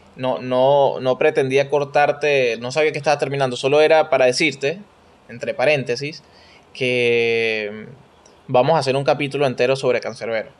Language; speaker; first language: Spanish; native; Spanish